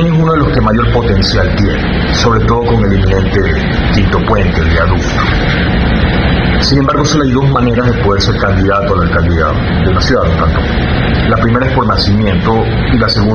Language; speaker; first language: Spanish; native; Spanish